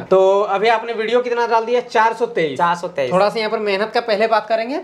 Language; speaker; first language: Hindi; native; Hindi